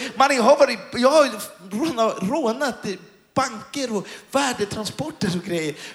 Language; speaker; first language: Swedish; native; Swedish